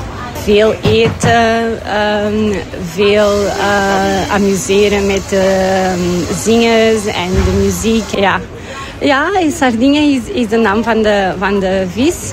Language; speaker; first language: Dutch; non-native, learner; Portuguese